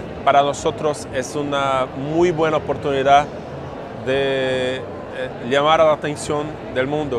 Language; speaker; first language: Spanish; non-native, fluent; Portuguese